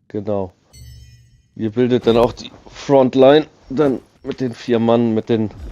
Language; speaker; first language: German; native; German